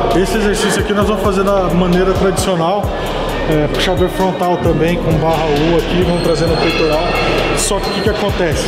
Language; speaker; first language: Portuguese; native; Portuguese